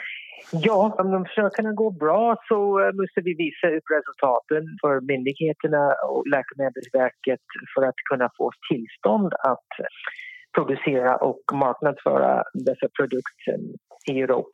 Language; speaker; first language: Swedish; non-native, fluent; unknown